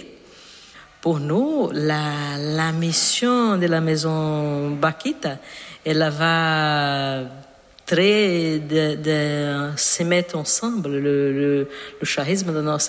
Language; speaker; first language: French; non-native, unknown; Portuguese